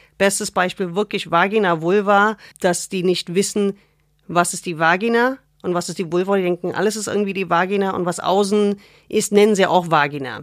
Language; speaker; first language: German; non-native, fluent; English